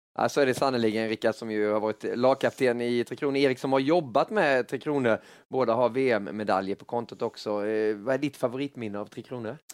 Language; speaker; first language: Swedish; native; Swedish